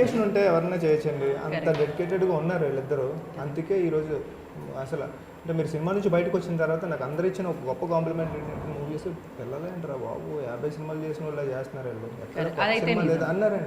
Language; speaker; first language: Telugu; native; Telugu